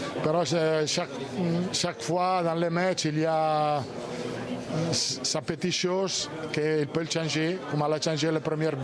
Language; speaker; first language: French; non-native, learner; Italian